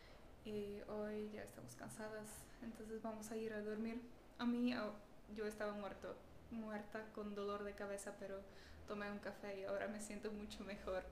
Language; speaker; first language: Spanish; non-native, fluent; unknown